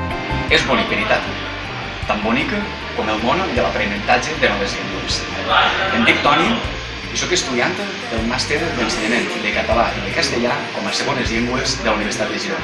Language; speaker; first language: Catalan; native; Catalan